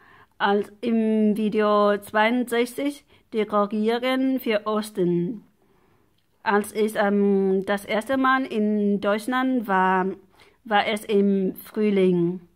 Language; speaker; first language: German; non-native, learner; Vietnamese